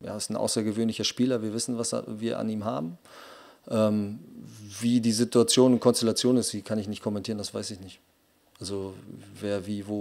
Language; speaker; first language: German; native; German